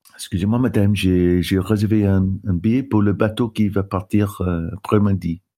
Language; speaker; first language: French; non-native, learner; English